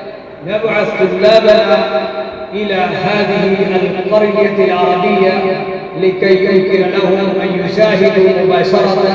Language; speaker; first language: Arabic; non-native, fluent; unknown